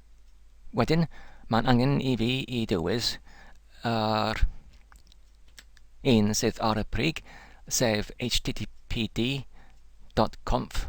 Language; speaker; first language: Welsh; non-native, learner; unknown